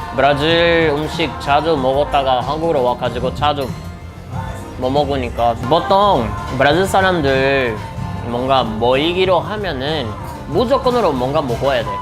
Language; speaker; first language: Korean; non-native, fluent; Portuguese